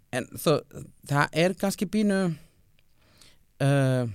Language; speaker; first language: Icelandic; non-native, fluent; Spanish